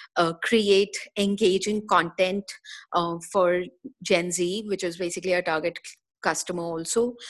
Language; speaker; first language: English; non-native, local second language; Hindi